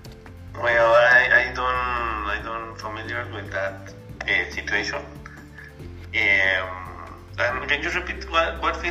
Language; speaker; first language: English; non-native, learner; Spanish